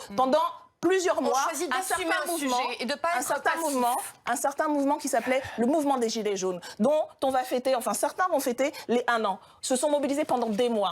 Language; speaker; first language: French; native; French